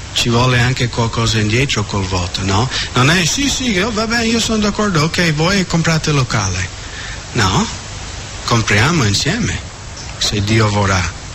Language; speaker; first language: Italian; non-native, fluent; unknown